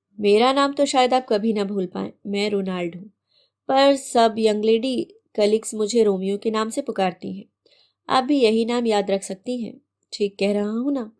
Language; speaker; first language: Hindi; native; Hindi